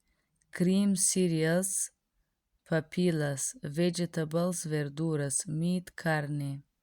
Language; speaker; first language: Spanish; non-native, learner; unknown